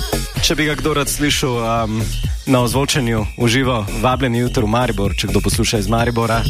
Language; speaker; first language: Slovenian; native; Slovenian